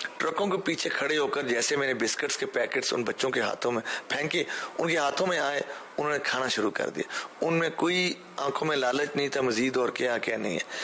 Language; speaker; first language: Urdu; early bilingual, heritage; Urdu